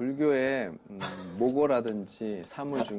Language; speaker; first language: Korean; native; Korean